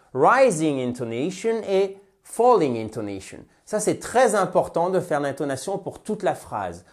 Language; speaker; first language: French; native; French